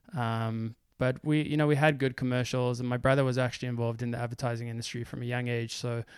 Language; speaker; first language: English; native; English